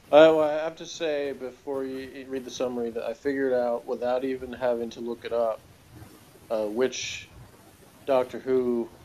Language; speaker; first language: English; native; English